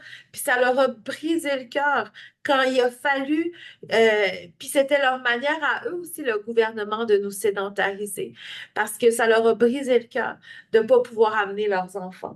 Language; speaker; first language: French; native; French